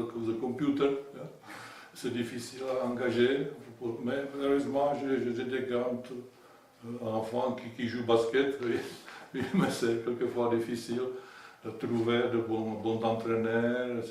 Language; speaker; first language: French; non-native, fluent; Czech